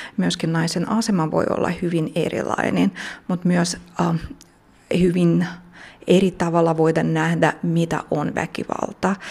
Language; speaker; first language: Finnish; non-native, fluent; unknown